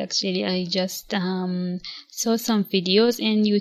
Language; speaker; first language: English; non-native, local second language; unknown